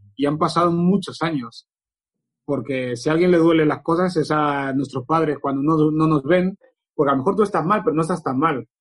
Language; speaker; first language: Spanish; native; Spanish